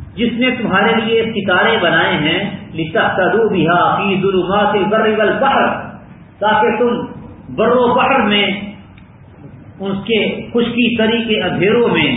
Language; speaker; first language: Urdu; non-native, local second language; Punjabi